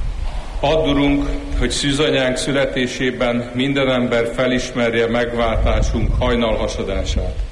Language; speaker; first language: Hungarian; native; Hungarian